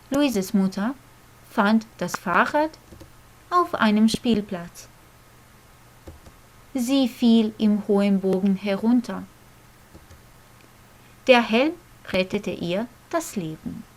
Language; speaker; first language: German; non-native, fluent; Croatian